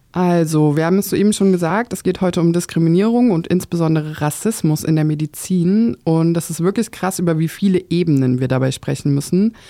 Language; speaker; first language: German; native; German